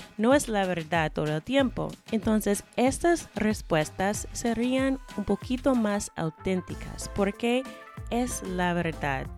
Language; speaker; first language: Spanish; non-native, fluent; English